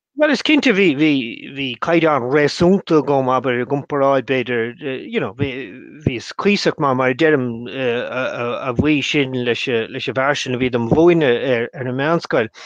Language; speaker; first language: Irish; non-native, local second language; English